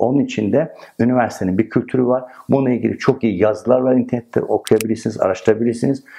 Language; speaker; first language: Turkish; non-native, fluent; Persian